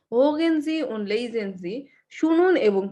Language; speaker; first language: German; non-native, learner; Bangla